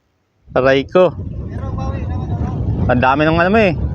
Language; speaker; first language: Filipino; native; Filipino